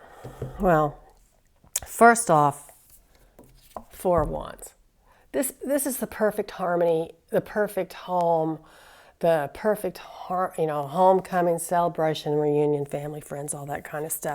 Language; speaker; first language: English; native; English